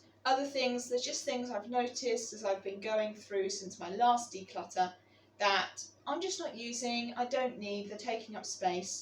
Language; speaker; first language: English; native; English